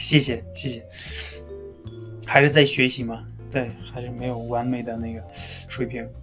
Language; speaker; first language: Chinese; non-native, fluent; Russian